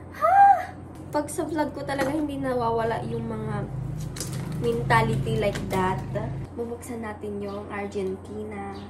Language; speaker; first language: Filipino; non-native, local second language; Iloko